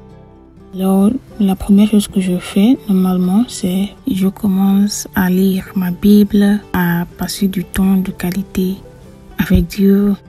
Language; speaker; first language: French; non-native, fluent; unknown